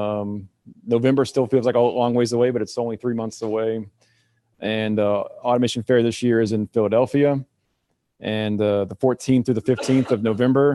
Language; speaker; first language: English; native; English